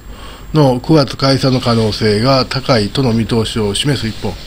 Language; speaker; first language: Japanese; native; Japanese